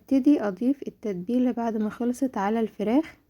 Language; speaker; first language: Arabic; native; Arabic